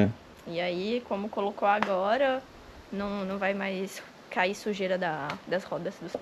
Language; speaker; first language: Portuguese; native; Portuguese